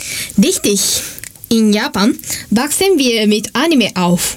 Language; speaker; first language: German; non-native, fluent; Japanese